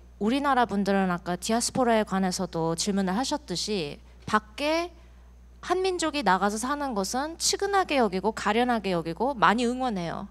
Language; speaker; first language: Korean; early bilingual, heritage; Korean